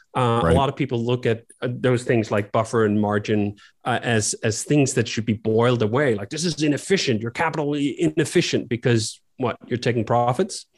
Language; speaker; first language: English; non-native, fluent; Danish